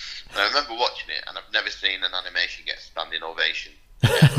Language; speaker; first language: English; native; English